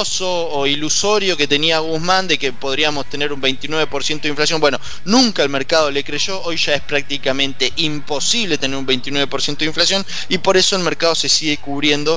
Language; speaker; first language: Spanish; native; Spanish